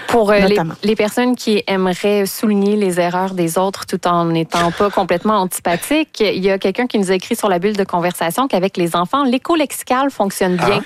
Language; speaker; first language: French; native; French